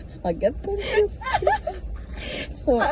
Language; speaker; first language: English; non-native, local second language; Filipino